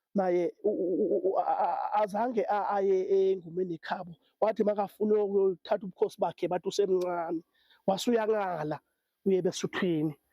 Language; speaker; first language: Zulu; non-native, local second language; South Ndebele